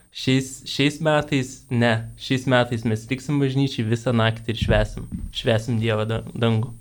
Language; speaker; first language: Lithuanian; native; Lithuanian